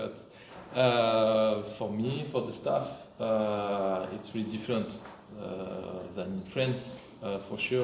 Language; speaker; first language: English; non-native, fluent; French